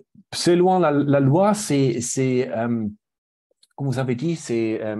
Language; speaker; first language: French; non-native, fluent; German